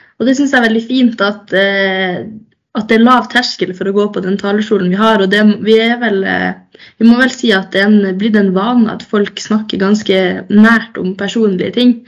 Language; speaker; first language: Norwegian; native; Norwegian